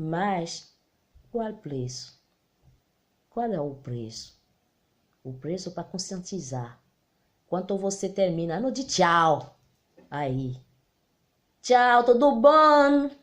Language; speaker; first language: Portuguese; non-native, learner; Haitian Creole